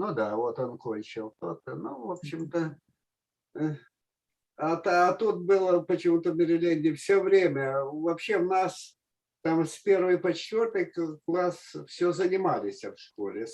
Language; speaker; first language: Russian; native; Russian